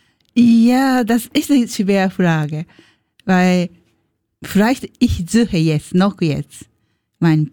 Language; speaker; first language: German; non-native, learner; Japanese